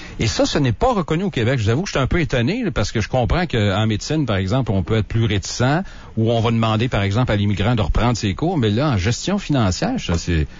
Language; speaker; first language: French; native; French